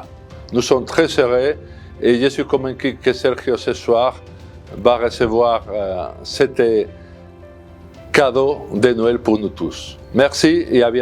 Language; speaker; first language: French; non-native, fluent; Spanish